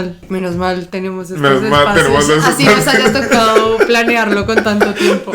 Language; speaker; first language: Spanish; native; Spanish